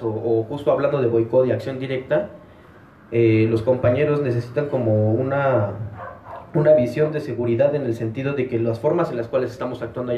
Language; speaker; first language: Spanish; native; Spanish